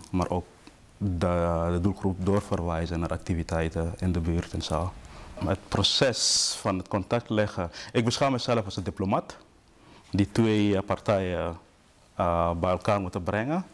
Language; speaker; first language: Dutch; non-native, fluent; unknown